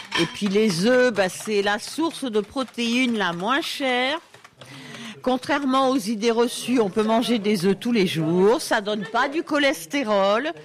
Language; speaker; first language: French; native; French